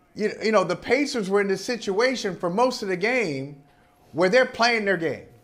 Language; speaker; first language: English; native; English